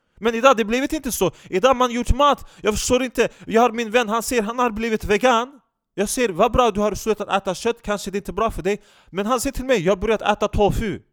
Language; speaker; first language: Swedish; non-native, fluent; Turkish